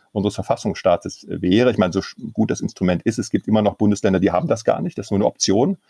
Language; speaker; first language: German; native; German